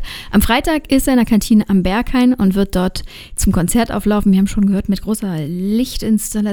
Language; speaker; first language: German; native; German